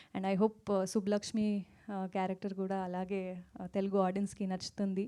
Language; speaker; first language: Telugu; non-native, fluent; Kannada